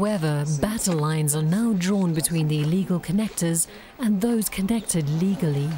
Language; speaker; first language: English; native; English